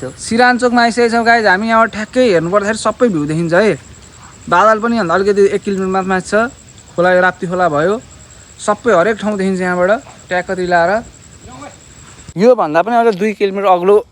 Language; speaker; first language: Nepali; native; Nepali